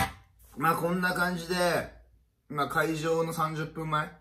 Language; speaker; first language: Japanese; native; Japanese